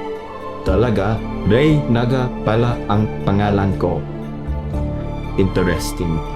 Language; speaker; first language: Filipino; non-native, learner; English